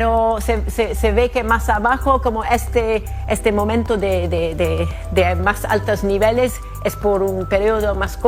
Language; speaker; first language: Spanish; non-native, fluent; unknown